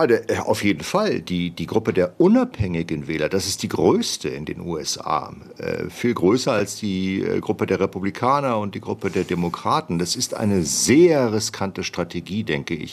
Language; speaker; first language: German; native; German